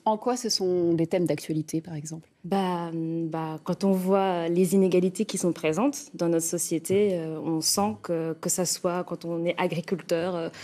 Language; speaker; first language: French; native; French